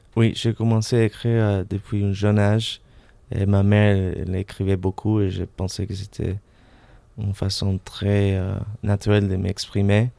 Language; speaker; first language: French; non-native, fluent; Spanish